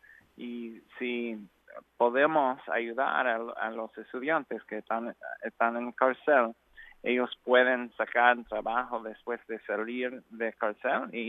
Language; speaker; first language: Spanish; non-native, learner; English